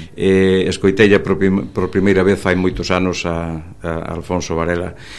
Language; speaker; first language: Galician; native; Galician